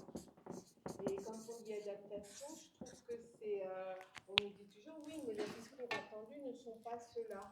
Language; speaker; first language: French; native; French